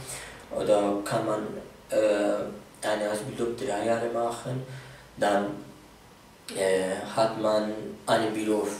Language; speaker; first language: German; non-native, fluent; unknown